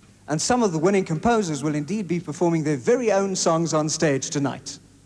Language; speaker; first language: English; non-native, local second language; Afrikaans